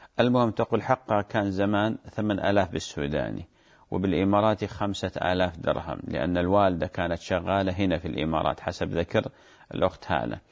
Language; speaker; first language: Arabic; native; Arabic